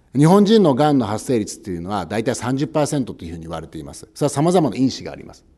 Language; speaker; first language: Japanese; native; Japanese